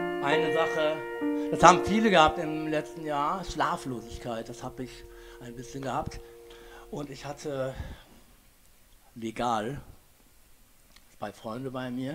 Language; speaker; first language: German; native; German